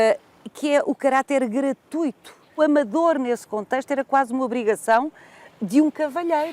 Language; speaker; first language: Portuguese; native; Portuguese